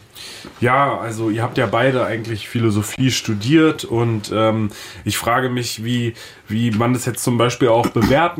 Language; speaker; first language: German; native; German